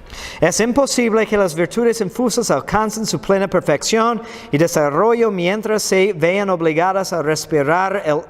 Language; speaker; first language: Spanish; non-native, fluent; English